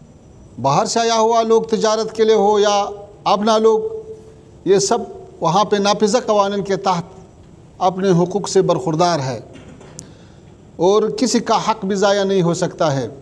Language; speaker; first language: Hindi; non-native, fluent; Pashto